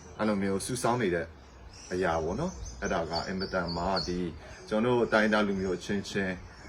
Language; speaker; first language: Burmese; non-native, local second language; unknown